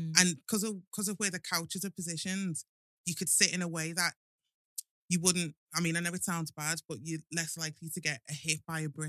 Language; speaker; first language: English; native; English